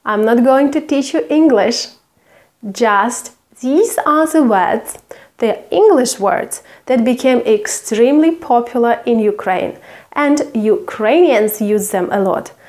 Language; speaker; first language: English; non-native, fluent; Ukrainian